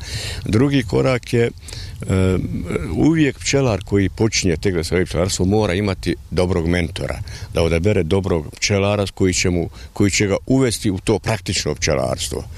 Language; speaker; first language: Serbian; native; Serbian